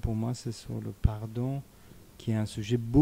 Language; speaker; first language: French; non-native, fluent; Persian